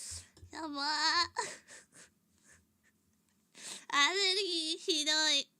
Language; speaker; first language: Japanese; non-native, learner; English